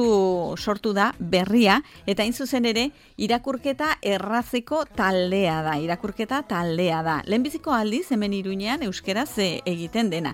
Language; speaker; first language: Basque; native; Basque